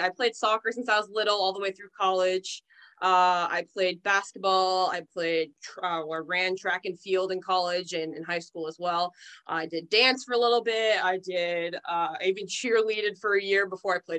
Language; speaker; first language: English; native; English